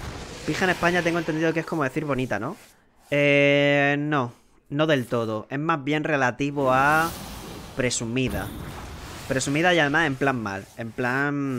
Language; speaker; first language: Spanish; native; Spanish